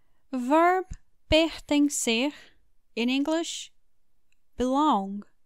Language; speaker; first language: English; non-native, learner; Portuguese